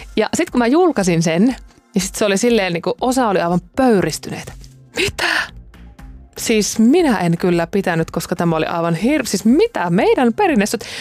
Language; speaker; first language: Finnish; native; Finnish